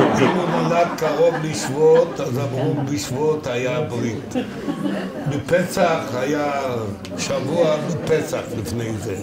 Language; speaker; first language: Hebrew; non-native, fluent; Yiddish